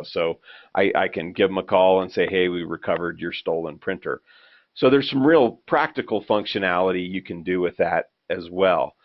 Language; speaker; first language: English; native; English